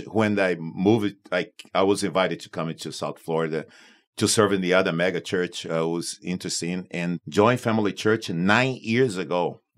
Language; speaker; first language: English; non-native, learner; Portuguese